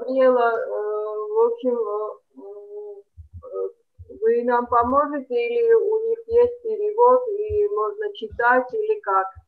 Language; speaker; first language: Russian; non-native, fluent; Georgian